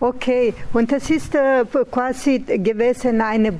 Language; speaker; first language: German; non-native, learner; Italian